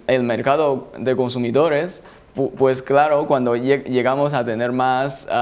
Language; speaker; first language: Spanish; non-native, fluent; Chinese